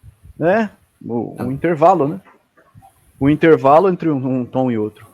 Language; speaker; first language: Portuguese; native; Portuguese